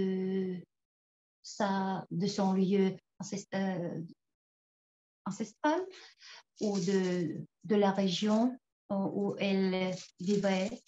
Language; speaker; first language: French; non-native, fluent; Tuvinian